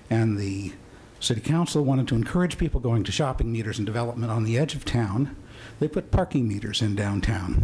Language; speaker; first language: English; native; English